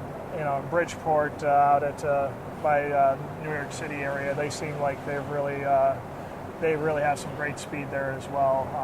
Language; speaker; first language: English; native; English